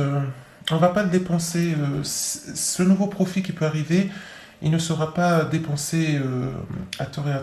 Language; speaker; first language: French; native; French